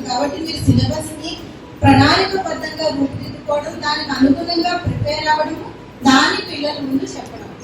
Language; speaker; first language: Telugu; native; Telugu